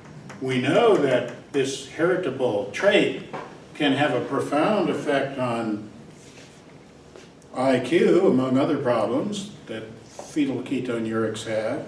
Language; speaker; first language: English; native; English